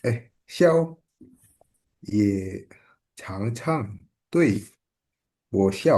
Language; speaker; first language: Chinese; non-native, learner; Indonesian